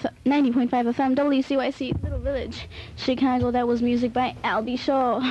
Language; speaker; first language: English; native; English